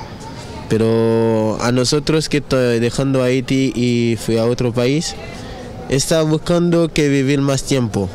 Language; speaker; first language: Spanish; non-native, learner; Haitian Creole